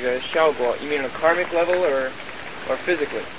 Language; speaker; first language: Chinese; non-native, fluent; English